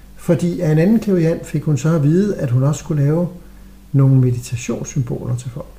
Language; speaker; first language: Danish; native; Danish